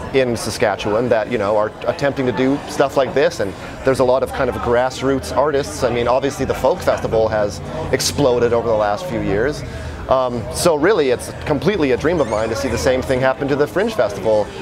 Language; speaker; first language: English; native; English